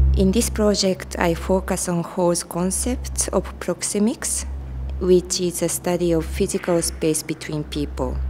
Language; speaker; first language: English; non-native, fluent; Japanese